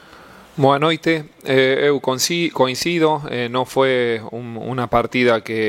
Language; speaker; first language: Portuguese; non-native, learner; Spanish